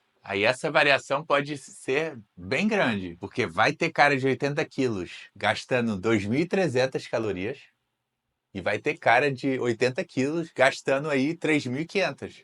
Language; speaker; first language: Portuguese; native; Portuguese